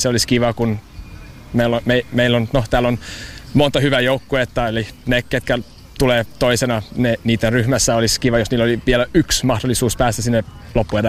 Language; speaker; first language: Finnish; non-native, fluent; English